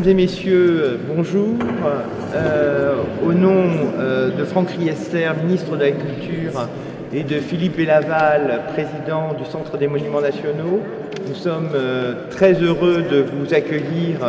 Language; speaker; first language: French; native; French